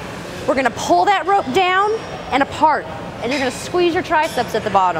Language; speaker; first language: English; native; English